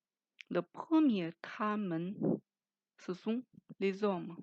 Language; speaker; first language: French; non-native, fluent; Chinese